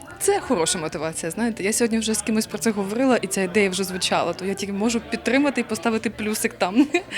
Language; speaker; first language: Ukrainian; native; Ukrainian